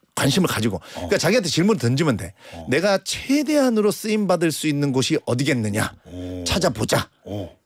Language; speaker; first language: Korean; native; Korean